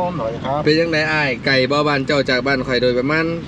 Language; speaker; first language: Thai; non-native, local second language; Northeastern Thai